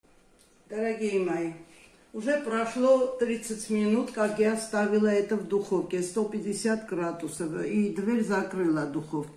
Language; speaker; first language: Russian; non-native, fluent; Armenian